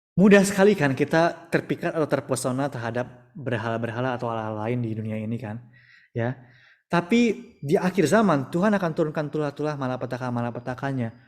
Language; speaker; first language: Indonesian; native; Indonesian